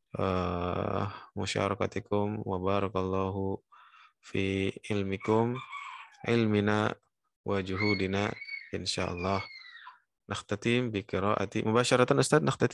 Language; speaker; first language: Arabic; non-native, fluent; Indonesian